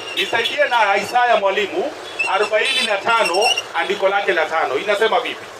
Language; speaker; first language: Swahili; non-native, local second language; Kikuyu